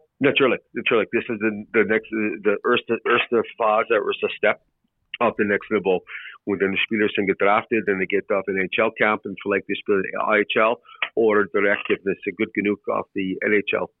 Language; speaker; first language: German; non-native, learner; English